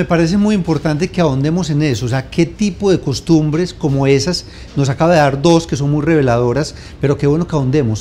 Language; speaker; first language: Spanish; native; Spanish